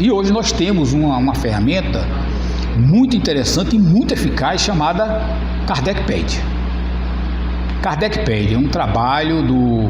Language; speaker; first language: Portuguese; native; Portuguese